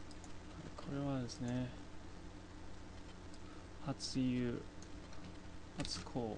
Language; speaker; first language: Japanese; non-native, fluent; English